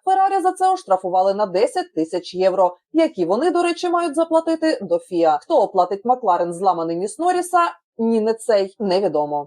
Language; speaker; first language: Ukrainian; native; Ukrainian